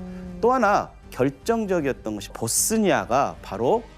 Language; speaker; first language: Korean; native; Korean